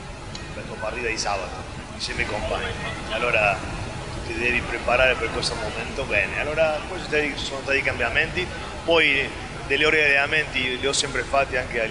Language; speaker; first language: Italian; non-native, fluent; Spanish